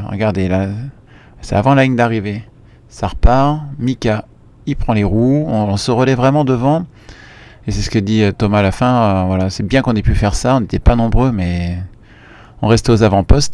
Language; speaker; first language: French; native; French